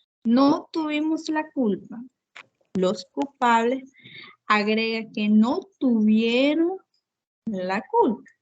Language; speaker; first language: Spanish; non-native, fluent; Portuguese